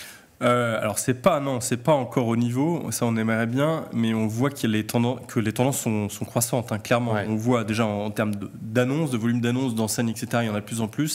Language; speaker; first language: French; native; French